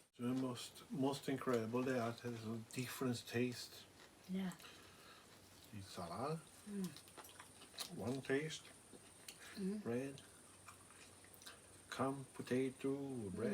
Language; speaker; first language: English; non-native, learner; Swedish